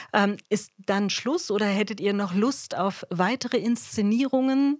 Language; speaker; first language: German; native; German